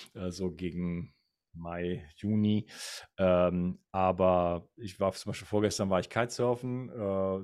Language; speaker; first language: German; native; German